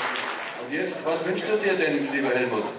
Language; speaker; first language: German; native; German